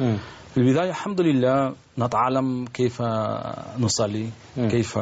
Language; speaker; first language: Arabic; non-native, learner; Spanish